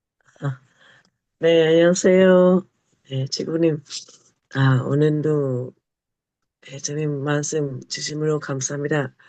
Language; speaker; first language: Korean; non-native, learner; Thai